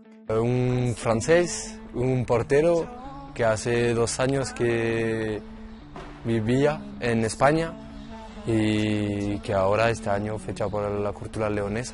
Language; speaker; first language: Spanish; non-native, learner; French